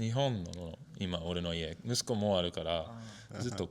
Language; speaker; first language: Japanese; non-native, learner; English